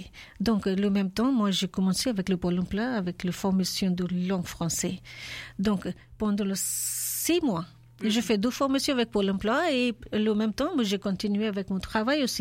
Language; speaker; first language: French; non-native, learner; Urdu